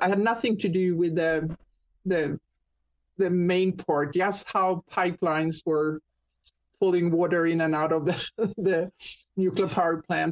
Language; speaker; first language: English; non-native, fluent; Swedish